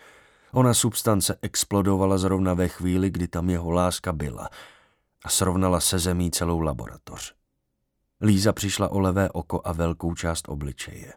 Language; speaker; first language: Czech; native; Czech